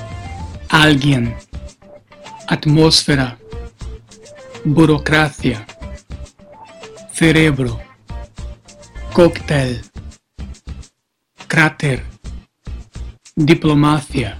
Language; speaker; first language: Spanish; non-native, fluent; Portuguese